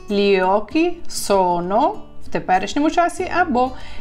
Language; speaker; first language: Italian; non-native, fluent; Ukrainian